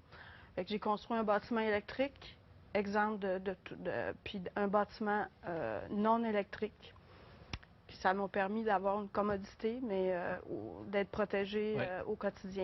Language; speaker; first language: French; native; French